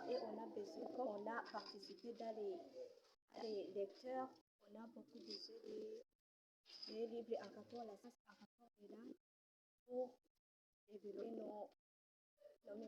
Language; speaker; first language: French; non-native, learner; Rundi